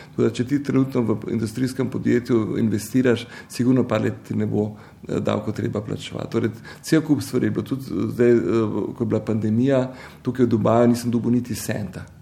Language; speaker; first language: Slovenian; native; Slovenian